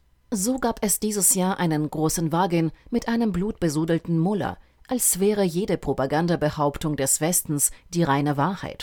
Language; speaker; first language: German; native; German